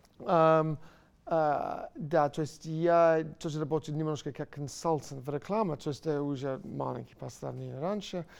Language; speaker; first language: Russian; non-native, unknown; English